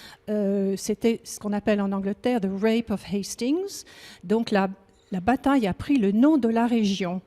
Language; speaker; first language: French; native; French